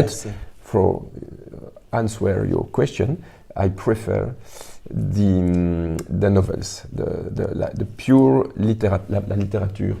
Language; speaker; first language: English; non-native, learner; French